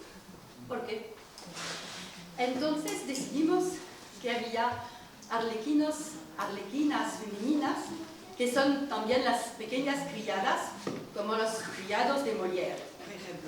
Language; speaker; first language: Spanish; non-native, learner; French